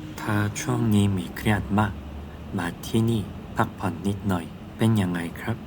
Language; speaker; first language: Thai; non-native, learner; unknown